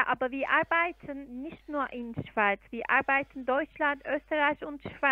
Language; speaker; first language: German; non-native, fluent; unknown